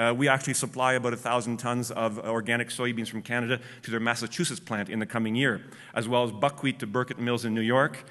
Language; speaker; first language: English; native; English